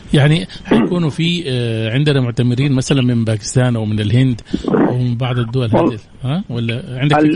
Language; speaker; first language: Arabic; native; Arabic